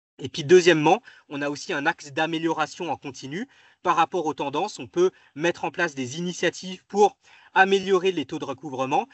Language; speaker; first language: French; native; French